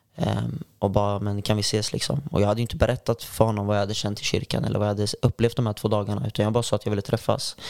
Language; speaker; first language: Swedish; native; Swedish